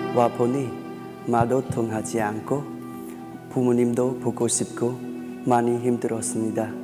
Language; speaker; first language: Korean; non-native, fluent; Vietnamese